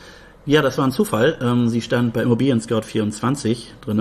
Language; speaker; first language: German; native; German